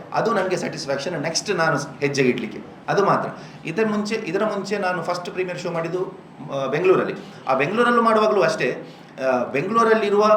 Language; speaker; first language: Kannada; non-native, local second language; Tulu